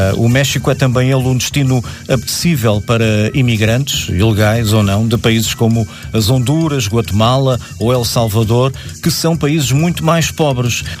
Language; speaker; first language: Portuguese; native; Portuguese